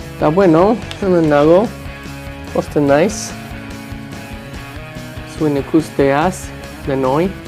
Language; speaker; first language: Basque; non-native, learner; English